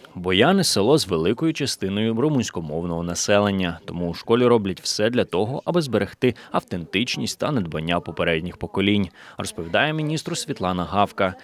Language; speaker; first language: Ukrainian; native; Ukrainian